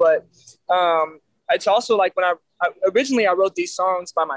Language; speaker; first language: English; native; English